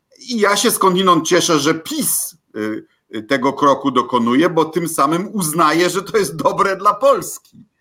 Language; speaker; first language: Polish; native; Polish